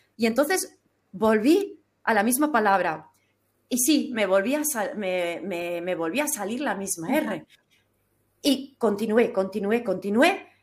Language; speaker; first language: Spanish; non-native, fluent; Dutch